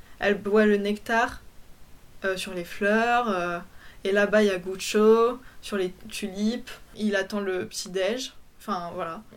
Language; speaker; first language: French; early bilingual, other home language; Polish